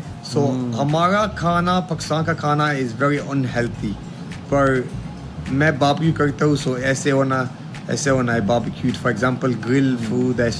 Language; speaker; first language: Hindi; early bilingual, heritage; Hindi